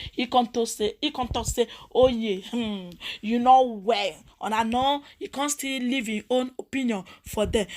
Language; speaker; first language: Nigerian Pidgin; non-native, local second language; Yoruba